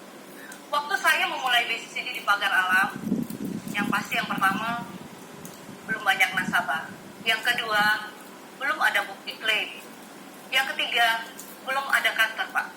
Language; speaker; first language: Indonesian; native; Indonesian